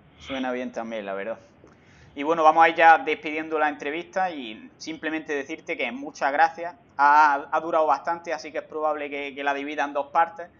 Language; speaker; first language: Spanish; native; Spanish